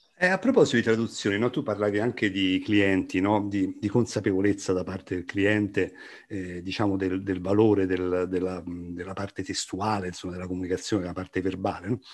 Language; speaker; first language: Italian; native; Italian